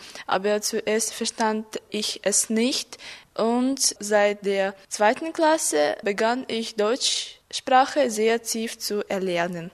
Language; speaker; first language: German; non-native, fluent; Russian